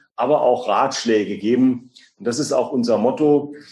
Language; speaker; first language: German; native; German